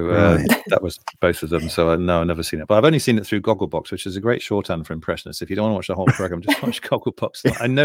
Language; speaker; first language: English; native; English